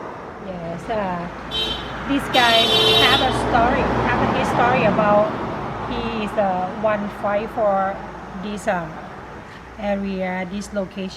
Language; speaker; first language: English; non-native, learner; Thai